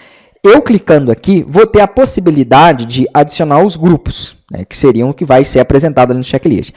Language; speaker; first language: Portuguese; native; Portuguese